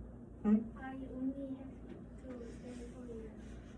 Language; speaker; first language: English; non-native, learner; Korean